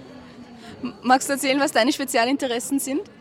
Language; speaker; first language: German; native; German